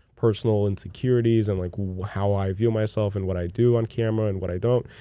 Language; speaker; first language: English; non-native, fluent; Portuguese